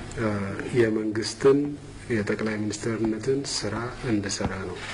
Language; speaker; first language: Amharic; non-native, local second language; Tigrinya